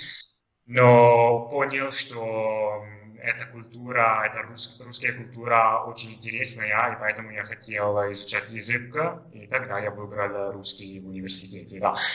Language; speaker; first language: Russian; non-native, fluent; Italian